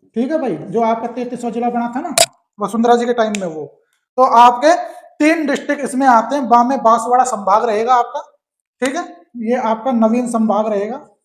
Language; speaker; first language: Hindi; native; Hindi